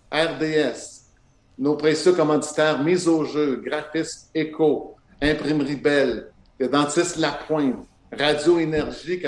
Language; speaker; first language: French; native; French